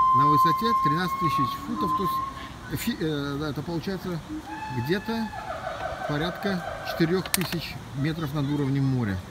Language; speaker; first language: Russian; non-native, local second language; Tajik